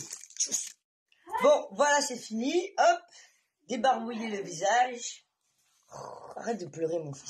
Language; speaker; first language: French; native; French